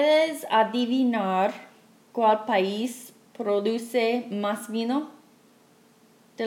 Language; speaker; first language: Spanish; non-native, learner; English